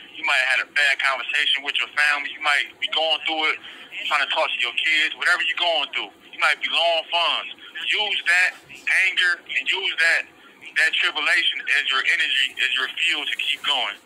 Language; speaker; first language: English; native; English